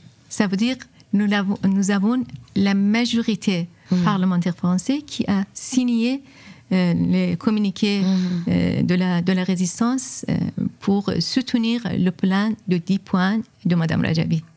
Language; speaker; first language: French; non-native, fluent; Persian